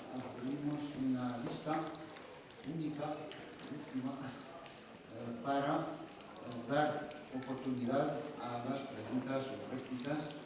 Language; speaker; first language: Spanish; non-native, fluent; Arabic